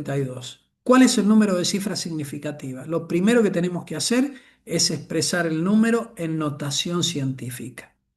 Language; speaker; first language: Spanish; native; Spanish